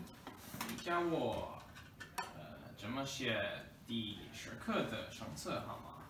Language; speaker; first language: Chinese; non-native, learner; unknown